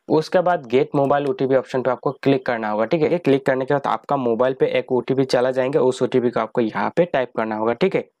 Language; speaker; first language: Hindi; native; Hindi